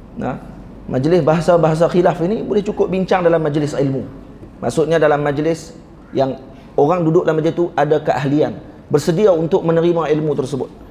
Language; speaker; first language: Malay; native; Malay